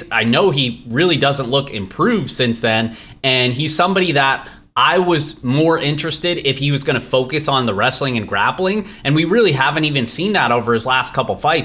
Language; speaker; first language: English; native; English